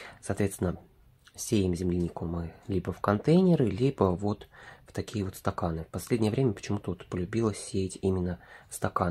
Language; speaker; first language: Russian; native; Russian